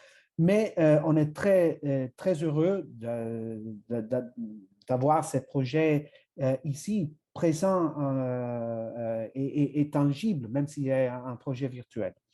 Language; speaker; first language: French; non-native, fluent; Italian